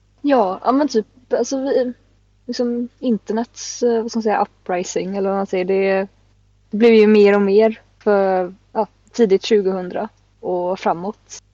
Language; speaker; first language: Swedish; native; Swedish